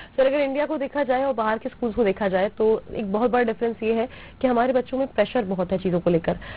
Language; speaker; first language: Hindi; native; Hindi